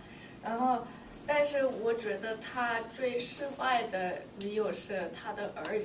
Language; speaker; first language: Chinese; non-native, learner; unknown